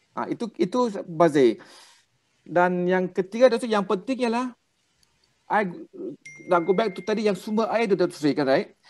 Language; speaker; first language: Malay; non-native, local second language; Thai